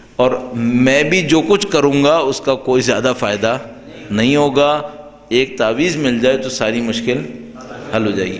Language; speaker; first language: Urdu; native; Urdu